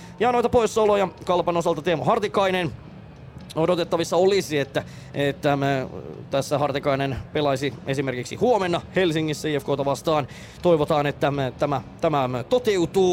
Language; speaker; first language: Finnish; native; Finnish